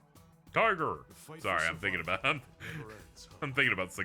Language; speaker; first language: English; native; English